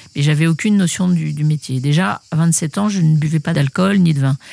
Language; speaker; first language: French; native; French